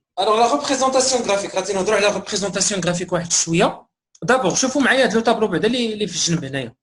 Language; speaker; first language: French; non-native, local second language; Arabic